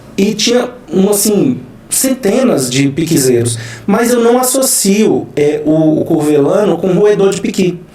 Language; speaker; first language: Portuguese; native; Portuguese